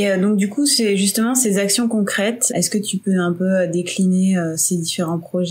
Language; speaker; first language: French; native; French